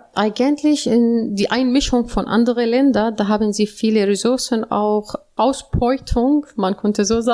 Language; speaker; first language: German; non-native, learner; Arabic